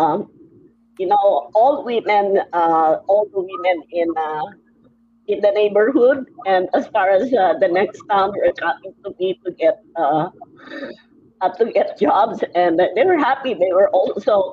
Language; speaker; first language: English; non-native, local second language; Filipino